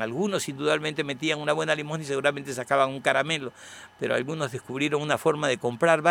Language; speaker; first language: Spanish; native; Spanish